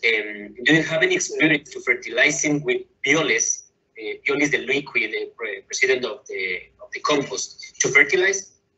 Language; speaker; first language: English; non-native, fluent; Spanish